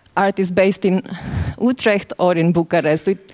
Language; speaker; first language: English; non-native, fluent; Romanian